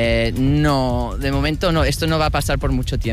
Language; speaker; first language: Spanish; early bilingual, heritage; Spanish